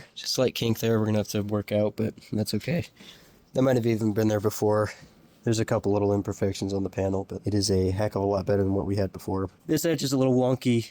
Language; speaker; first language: English; native; English